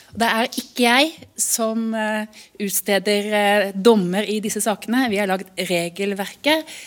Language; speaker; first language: Norwegian; native; Norwegian